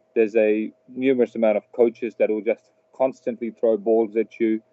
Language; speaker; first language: English; early bilingual, other home language; Telugu